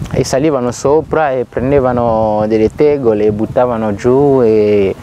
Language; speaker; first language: Italian; non-native, fluent; Lingala